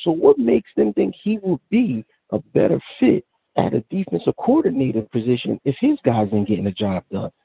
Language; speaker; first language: English; native; English